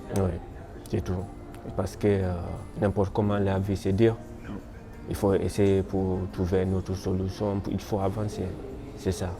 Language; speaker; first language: French; non-native, learner; Krio